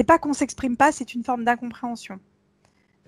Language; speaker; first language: French; native; French